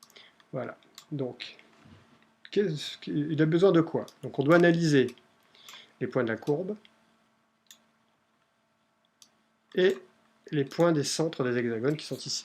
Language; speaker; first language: French; native; French